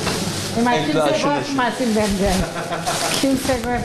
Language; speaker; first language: Turkish; non-native, local second language; Arabic